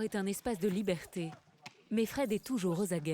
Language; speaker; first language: French; native; French